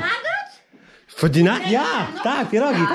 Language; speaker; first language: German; non-native, fluent; Polish